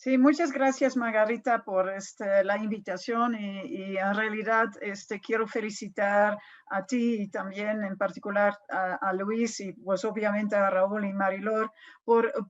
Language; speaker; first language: Spanish; non-native, fluent; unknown